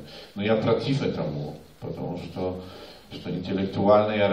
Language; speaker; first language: Russian; non-native, fluent; Polish